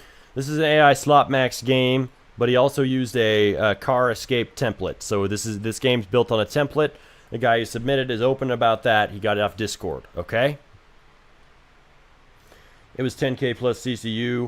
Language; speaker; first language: English; native; English